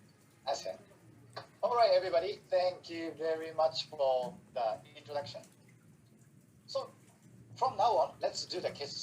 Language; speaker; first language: English; non-native, fluent; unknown